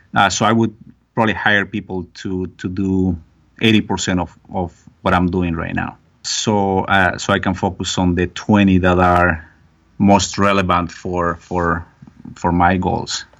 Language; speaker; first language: English; non-native, fluent; Spanish